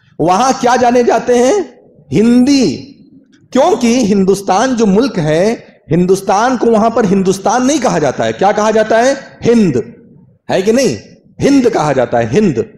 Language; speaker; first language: Urdu; native; Urdu